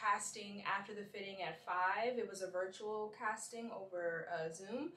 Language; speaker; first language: English; native; English